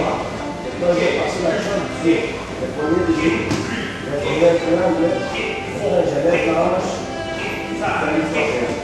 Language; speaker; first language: French; non-native, learner; Portuguese